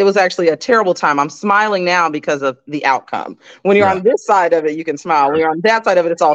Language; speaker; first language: English; native; English